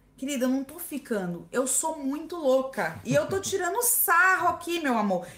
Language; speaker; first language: Portuguese; native; Portuguese